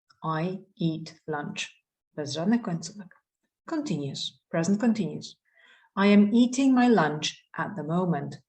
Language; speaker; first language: English; non-native, fluent; Polish